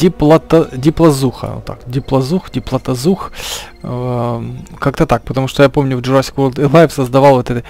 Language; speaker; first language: Russian; native; Russian